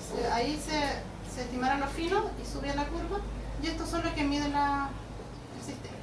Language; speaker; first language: Spanish; native; Spanish